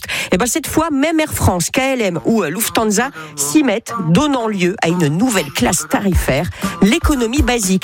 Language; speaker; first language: French; native; French